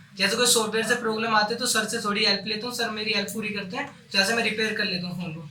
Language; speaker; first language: Hindi; native; Hindi